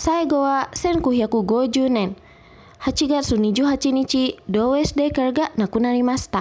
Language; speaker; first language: Japanese; non-native, fluent; Indonesian